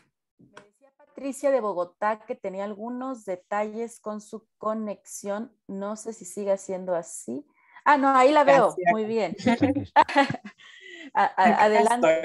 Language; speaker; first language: Spanish; native; Spanish